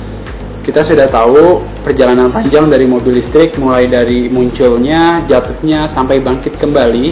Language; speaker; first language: Indonesian; native; Indonesian